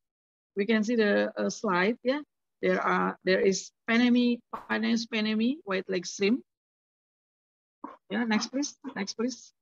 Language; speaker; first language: English; non-native, learner; Indonesian